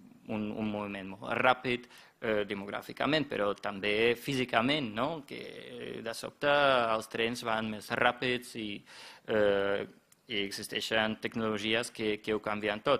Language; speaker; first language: Catalan; non-native, fluent; German